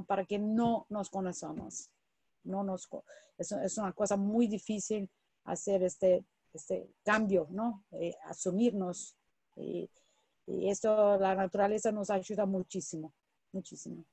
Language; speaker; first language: Spanish; non-native, fluent; Portuguese